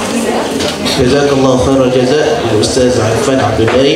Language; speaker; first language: Arabic; non-native, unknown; Malay